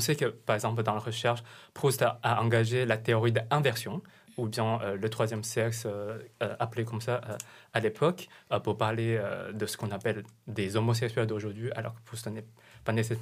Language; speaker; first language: French; non-native, fluent; Chinese